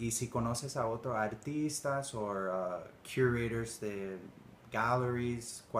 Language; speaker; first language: Spanish; early bilingual, heritage; Spanish